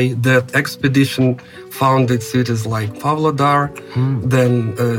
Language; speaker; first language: English; non-native, fluent; Kazakh